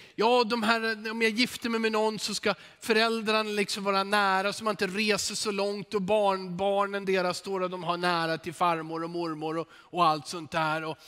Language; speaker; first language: Swedish; native; Swedish